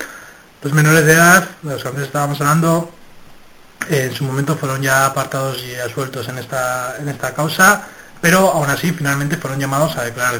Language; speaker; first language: Spanish; native; Spanish